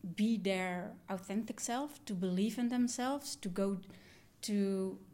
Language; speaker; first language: English; non-native, fluent; Dutch